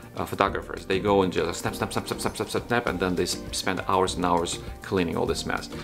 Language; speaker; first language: English; non-native, fluent; Ukrainian